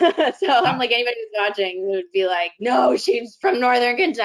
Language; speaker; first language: English; native; English